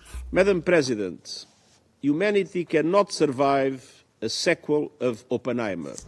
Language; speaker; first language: English; non-native, fluent; Portuguese